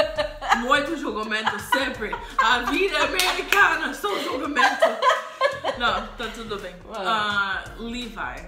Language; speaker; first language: Portuguese; non-native, fluent; English